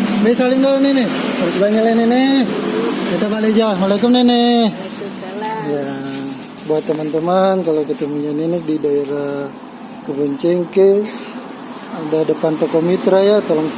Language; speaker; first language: Malay; native; Malay